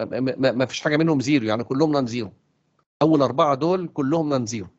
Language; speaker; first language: Arabic; native; Arabic